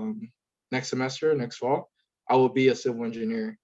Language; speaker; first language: English; native; English